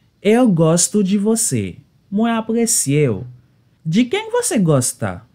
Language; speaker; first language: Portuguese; non-native, learner; Haitian Creole